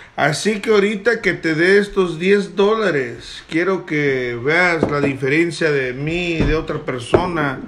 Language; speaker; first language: Spanish; early bilingual, heritage; Spanish